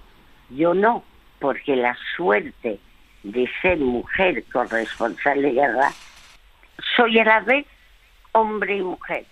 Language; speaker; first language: Spanish; early bilingual, other home language; French